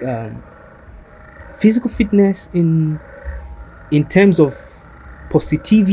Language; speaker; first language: English; non-native, local second language; Swahili